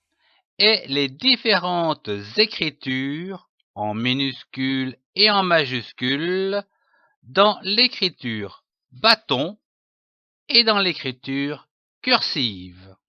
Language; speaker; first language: French; native; French